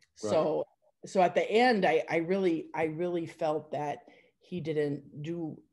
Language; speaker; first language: English; native; English